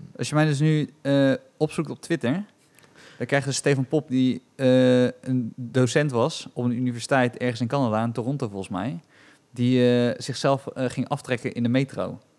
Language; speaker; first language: Dutch; native; Dutch